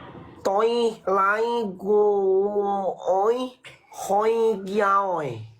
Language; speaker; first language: Vietnamese; non-native, learner; Sundanese